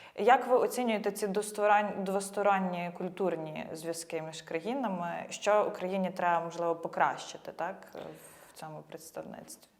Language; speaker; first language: Ukrainian; native; Ukrainian